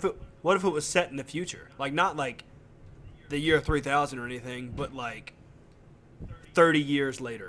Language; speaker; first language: English; native; English